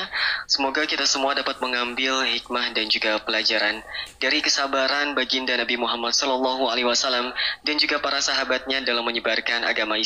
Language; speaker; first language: Indonesian; native; Indonesian